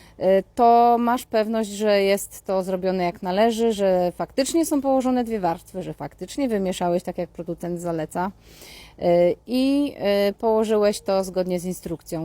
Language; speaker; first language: Polish; native; Polish